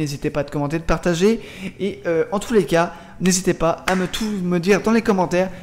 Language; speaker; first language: French; native; French